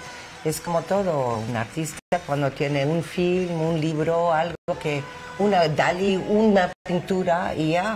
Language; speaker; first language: Spanish; non-native, fluent; English